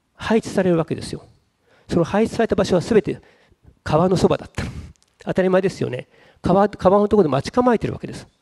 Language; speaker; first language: Japanese; native; Japanese